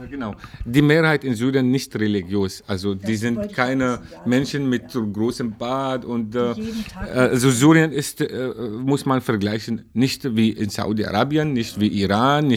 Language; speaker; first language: German; non-native, learner; Arabic